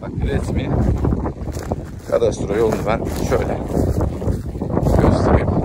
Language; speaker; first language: Turkish; native; Turkish